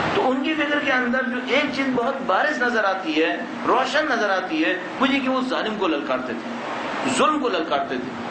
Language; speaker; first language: Urdu; native; Urdu